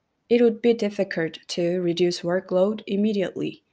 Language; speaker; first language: English; non-native, fluent; Korean